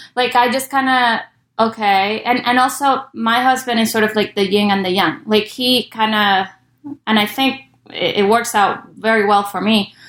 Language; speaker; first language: English; early bilingual, other home language; Spanish